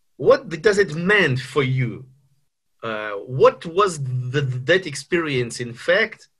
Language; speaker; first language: English; non-native, fluent; Ukrainian